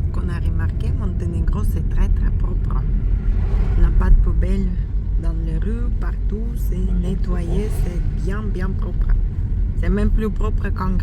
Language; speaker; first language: French; non-native, fluent; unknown